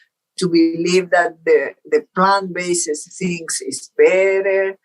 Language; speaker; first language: English; non-native, fluent; Portuguese